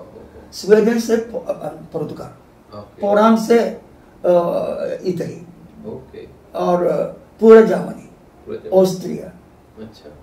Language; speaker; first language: Hindi; non-native, fluent; Japanese